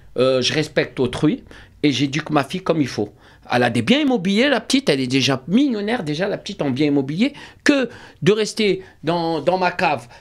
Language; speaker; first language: French; native; French